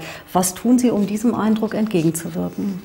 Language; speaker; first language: German; native; German